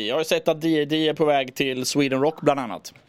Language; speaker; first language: Swedish; native; Swedish